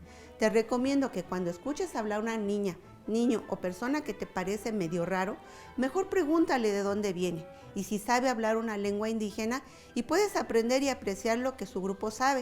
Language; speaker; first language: Spanish; native; Spanish